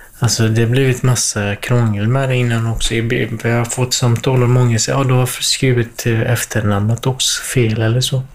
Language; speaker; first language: Swedish; non-native, fluent; Central Kurdish